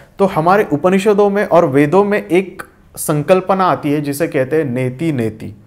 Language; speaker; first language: Hindi; non-native, local second language; Marathi